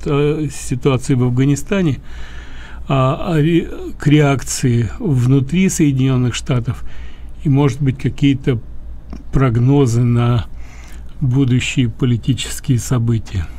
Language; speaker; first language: Russian; native; Russian